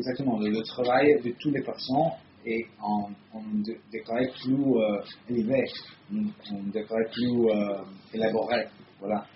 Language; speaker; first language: French; non-native, fluent; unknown